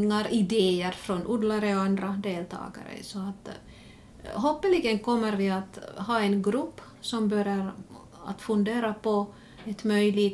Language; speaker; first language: Swedish; non-native, local second language; Finnish